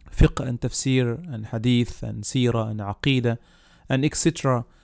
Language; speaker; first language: English; non-native, fluent; Arabic